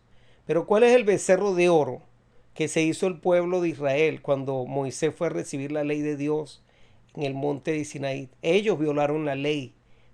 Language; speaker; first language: Spanish; native; Spanish